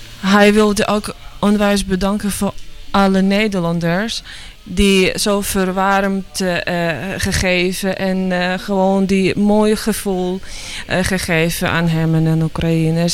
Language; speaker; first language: Dutch; non-native, learner; Ukrainian